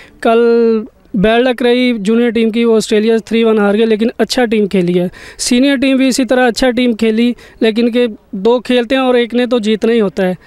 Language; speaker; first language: Urdu; non-native, local second language; Punjabi